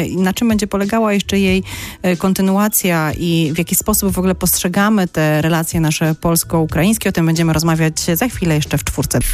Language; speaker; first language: Polish; native; Polish